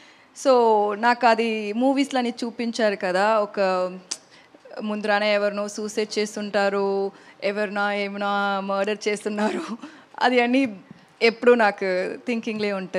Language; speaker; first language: Telugu; non-native, learner; Tamil